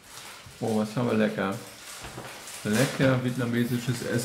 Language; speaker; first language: German; native; German